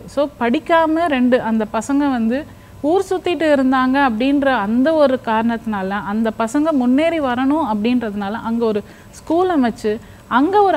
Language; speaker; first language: Tamil; native; Tamil